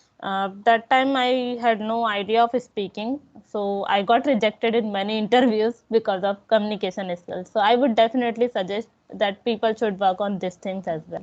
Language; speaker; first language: English; non-native, local second language; Hindi